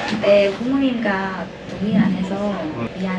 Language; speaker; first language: Korean; non-native, learner; Vietnamese